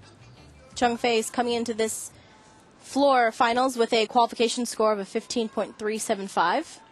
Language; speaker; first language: English; native; English